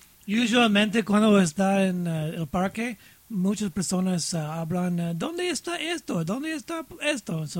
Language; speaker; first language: Spanish; non-native, learner; English